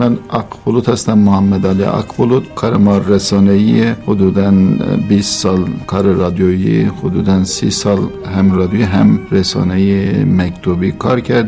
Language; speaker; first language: Persian; non-native, fluent; Turkish